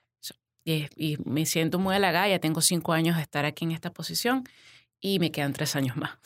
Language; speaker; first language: Spanish; native; Spanish